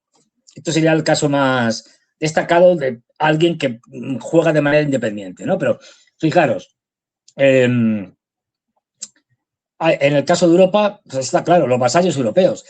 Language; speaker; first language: Spanish; native; Spanish